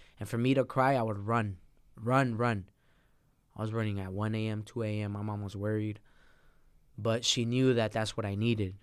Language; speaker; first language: English; early bilingual, other home language; Spanish